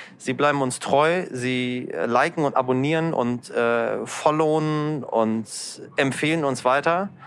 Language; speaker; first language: German; early bilingual, other home language; Persian